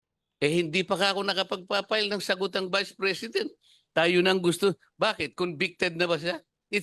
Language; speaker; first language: Filipino; native; Filipino